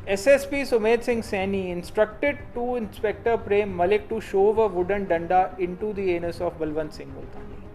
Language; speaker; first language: English; non-native, local second language; Punjabi